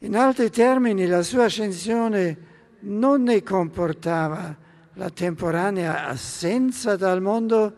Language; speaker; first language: Italian; non-native, fluent; German